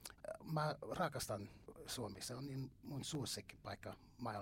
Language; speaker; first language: Finnish; non-native, learner; English